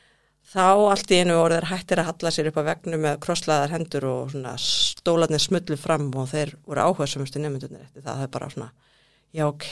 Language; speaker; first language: Icelandic; native; Icelandic